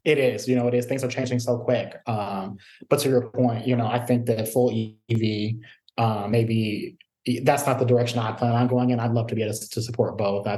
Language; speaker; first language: English; native; English